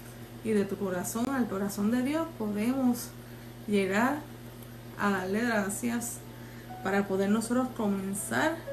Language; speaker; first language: Spanish; native; Spanish